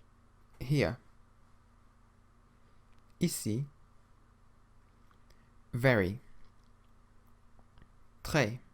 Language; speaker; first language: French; non-native, fluent; English